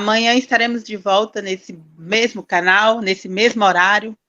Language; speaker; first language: Portuguese; native; Portuguese